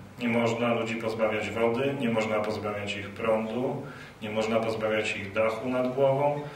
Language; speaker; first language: Polish; native; Polish